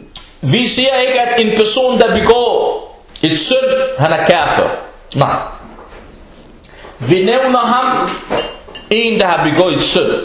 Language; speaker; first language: Danish; non-native, local second language; Arabic